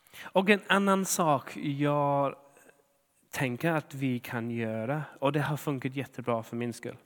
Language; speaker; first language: Swedish; non-native, fluent; English